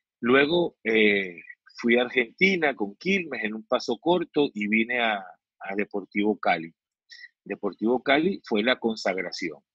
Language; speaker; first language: Spanish; native; Spanish